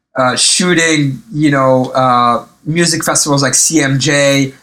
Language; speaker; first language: English; early bilingual, other home language; Arabic